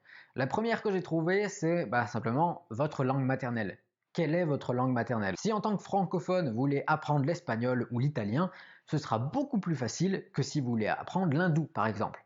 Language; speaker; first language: French; native; French